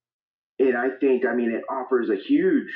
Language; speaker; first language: English; native; English